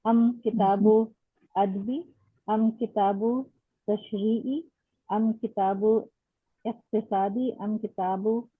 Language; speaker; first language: Arabic; non-native, learner; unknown